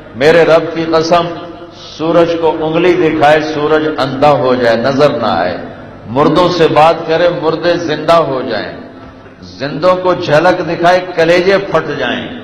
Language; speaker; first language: Urdu; non-native, local second language; Punjabi